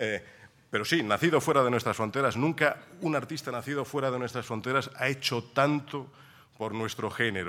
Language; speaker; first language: Spanish; native; Spanish